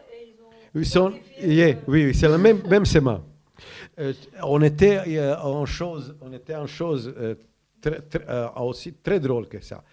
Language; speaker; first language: French; non-native, learner; Croatian